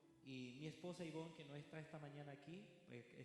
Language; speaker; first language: Spanish; native; Spanish